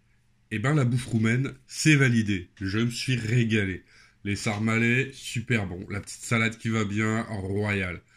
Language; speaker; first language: French; native; French